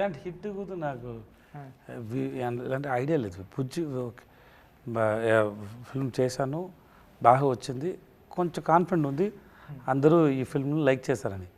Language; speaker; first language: Telugu; non-native, learner; Tamil